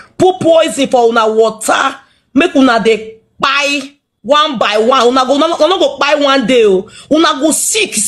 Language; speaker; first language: Nigerian Pidgin; non-native, local second language; Igbo